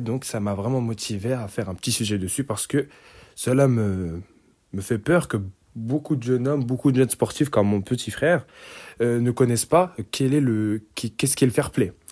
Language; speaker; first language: French; native; French